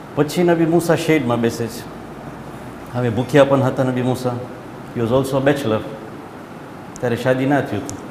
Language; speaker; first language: Gujarati; early bilingual, heritage; Gujarati